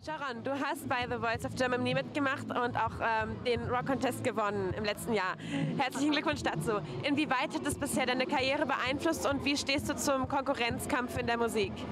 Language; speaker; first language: German; native; German